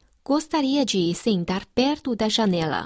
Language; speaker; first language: Portuguese; non-native, fluent; Chinese